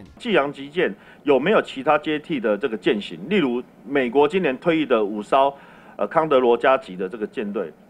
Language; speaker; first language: Chinese; native; Chinese